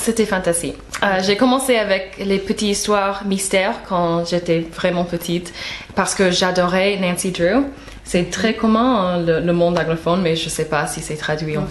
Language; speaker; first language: French; non-native, fluent; English